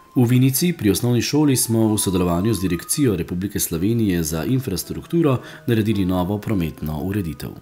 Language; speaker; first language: Slovenian; native; Slovenian